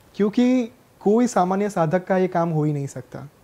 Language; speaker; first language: Hindi; non-native, local second language; Gujarati